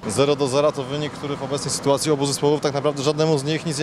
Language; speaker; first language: Polish; native; Polish